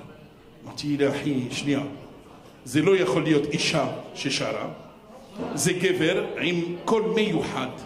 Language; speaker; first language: Hebrew; non-native, fluent; French